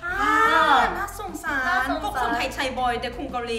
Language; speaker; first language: Thai; non-native, fluent; Korean